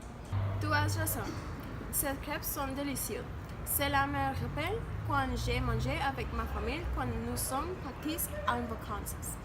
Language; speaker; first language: French; non-native, learner; Spanish